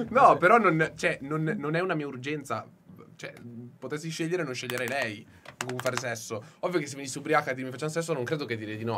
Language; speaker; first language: Italian; native; Italian